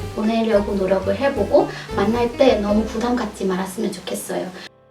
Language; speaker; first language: Korean; non-native, fluent; Burmese